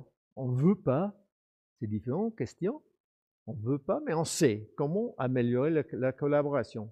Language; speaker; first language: French; non-native, fluent; English